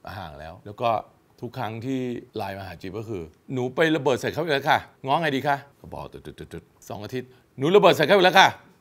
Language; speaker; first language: Thai; native; Thai